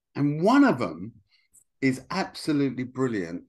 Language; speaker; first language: English; native; English